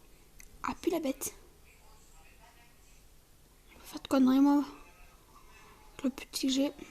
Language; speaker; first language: French; native; French